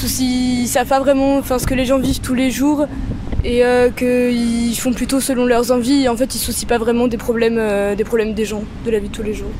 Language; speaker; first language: French; native; French